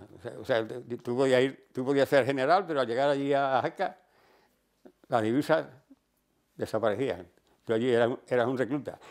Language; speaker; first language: Spanish; native; Spanish